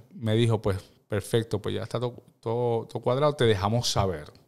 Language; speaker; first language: Spanish; native; Spanish